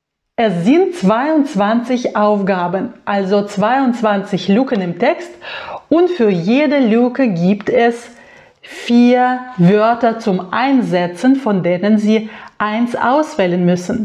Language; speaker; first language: German; non-native, fluent; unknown